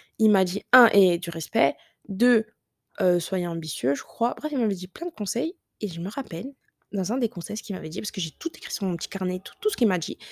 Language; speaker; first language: French; early bilingual, other home language; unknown